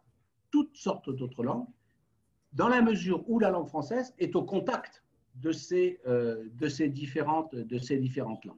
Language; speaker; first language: French; native; French